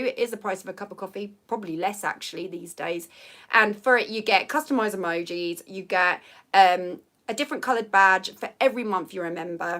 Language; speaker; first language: English; native; English